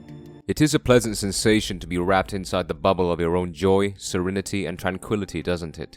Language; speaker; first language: English; non-native, fluent; Korean